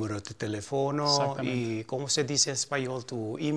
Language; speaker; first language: Spanish; non-native, fluent; Papiamento